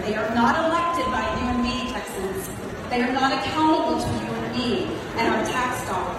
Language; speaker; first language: English; native; English